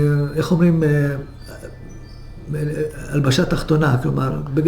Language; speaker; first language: Hebrew; early bilingual, other home language; Hungarian